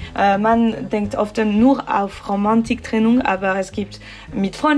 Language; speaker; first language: German; non-native, learner; French